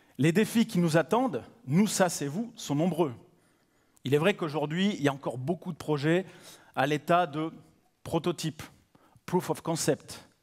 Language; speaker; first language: French; native; French